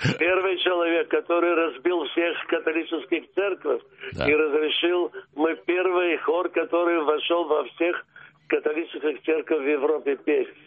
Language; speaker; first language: Russian; early bilingual, heritage; Russian